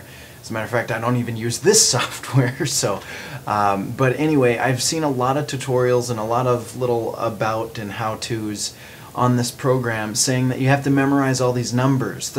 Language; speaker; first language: English; native; English